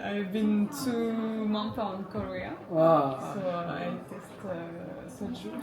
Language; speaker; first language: English; non-native, learner; French